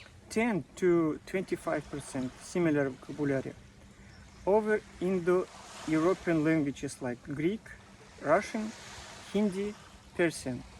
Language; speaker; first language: English; non-native, learner; Russian